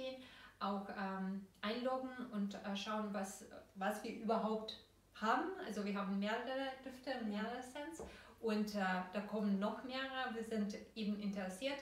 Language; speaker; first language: German; non-native, fluent; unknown